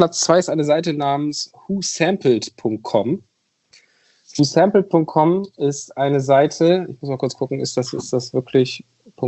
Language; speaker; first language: German; native; German